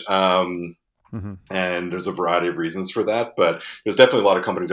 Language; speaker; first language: English; native; English